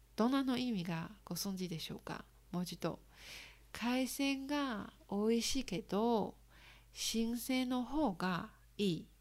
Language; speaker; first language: Japanese; non-native, learner; Chinese